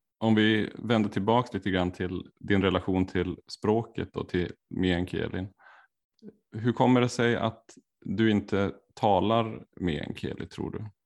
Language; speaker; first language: Swedish; native; Swedish